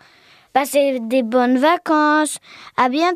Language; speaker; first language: French; native; French